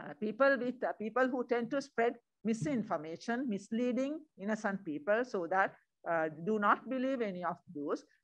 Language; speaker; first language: English; non-native, local second language; Sinhala